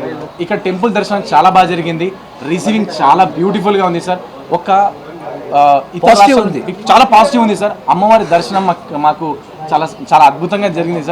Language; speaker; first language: Telugu; native; Telugu